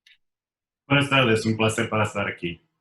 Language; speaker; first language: Spanish; non-native, learner; English